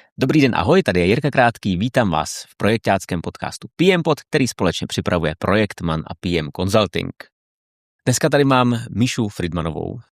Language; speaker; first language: Czech; native; Czech